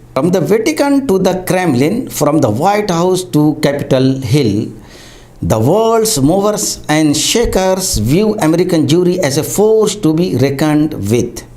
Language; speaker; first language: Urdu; native; Urdu